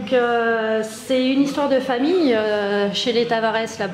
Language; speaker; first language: French; native; French